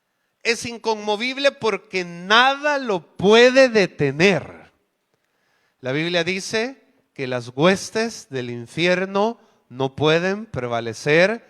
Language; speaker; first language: Spanish; native; Spanish